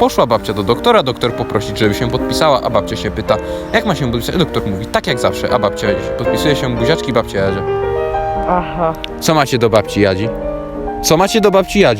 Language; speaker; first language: Polish; native; Polish